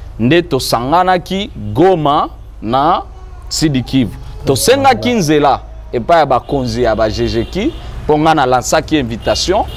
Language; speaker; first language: Lingala; non-native, local second language; Swahili